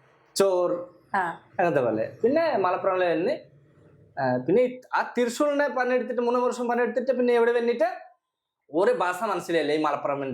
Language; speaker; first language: Malayalam; non-native, local second language; Bangla